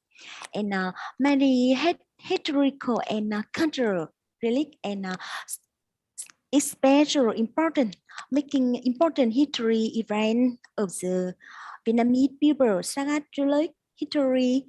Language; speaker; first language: English; non-native, learner; Vietnamese